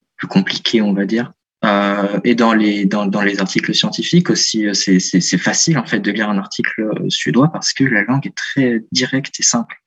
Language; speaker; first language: French; native; French